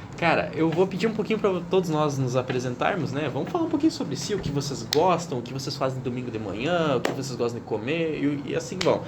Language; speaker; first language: Portuguese; native; Portuguese